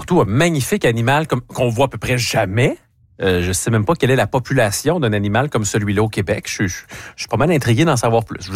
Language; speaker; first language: French; native; French